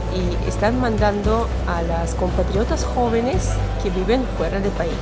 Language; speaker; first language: Spanish; non-native, fluent; Russian